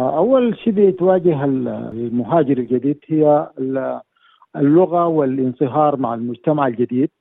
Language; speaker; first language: Arabic; native; Arabic